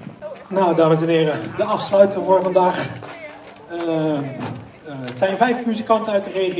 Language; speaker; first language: Dutch; native; Dutch